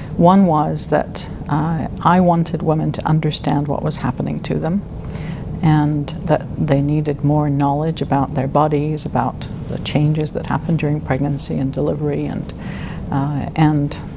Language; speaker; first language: English; native; English